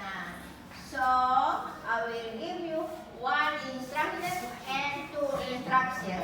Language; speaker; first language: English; non-native, learner; Indonesian